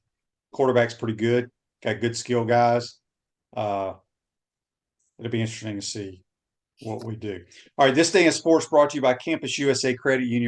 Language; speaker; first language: English; native; English